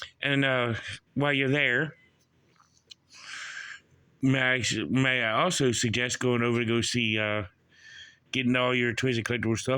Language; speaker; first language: English; native; English